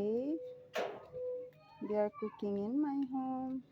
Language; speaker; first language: English; non-native, learner; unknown